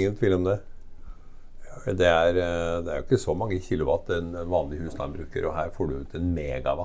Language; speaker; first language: Norwegian; native; Norwegian